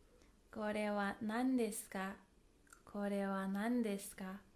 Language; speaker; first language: Japanese; non-native, fluent; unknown